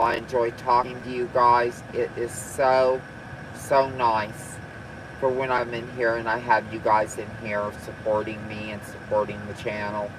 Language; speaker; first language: English; native; English